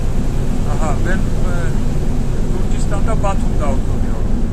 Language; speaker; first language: Turkish; non-native, learner; Georgian